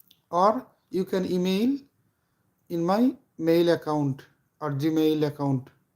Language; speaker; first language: English; non-native, local second language; Bangla